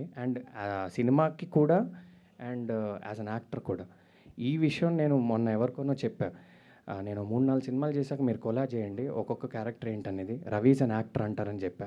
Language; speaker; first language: Telugu; native; Telugu